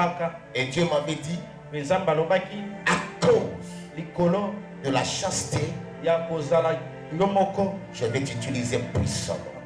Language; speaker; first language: French; non-native, local second language; Lingala